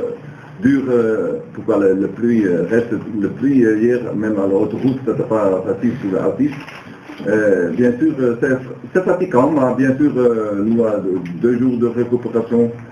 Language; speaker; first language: French; non-native, learner; Dutch